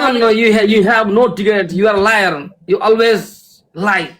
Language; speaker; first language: English; non-native, learner; Nepali